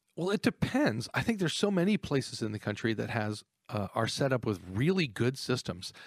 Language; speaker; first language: English; native; English